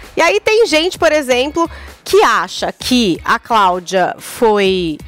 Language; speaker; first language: Portuguese; native; Portuguese